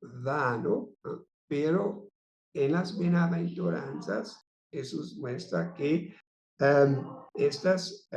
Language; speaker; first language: Spanish; non-native, fluent; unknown